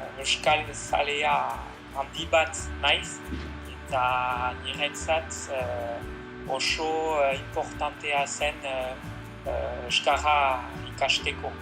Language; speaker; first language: Basque; non-native, learner; French